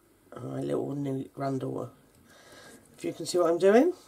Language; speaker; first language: English; native; English